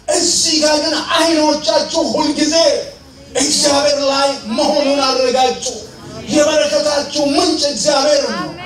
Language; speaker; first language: Amharic; native; Amharic